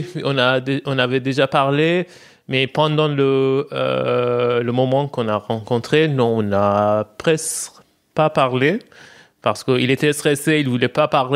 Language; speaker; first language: French; non-native, fluent; Persian